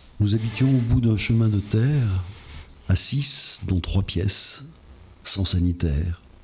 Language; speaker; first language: French; early bilingual, other home language; Spanish